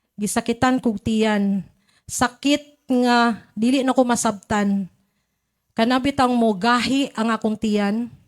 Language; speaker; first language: Cebuano; native; Cebuano